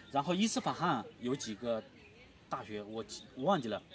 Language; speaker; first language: Chinese; native; Chinese